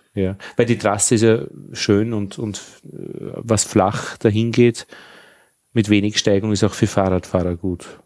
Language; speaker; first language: German; native; German